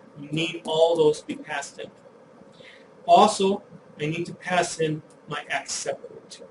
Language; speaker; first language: English; native; English